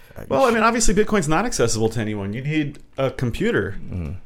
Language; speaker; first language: English; early bilingual, other home language; Portuguese